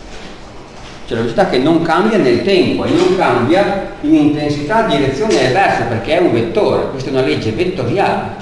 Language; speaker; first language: Italian; native; Italian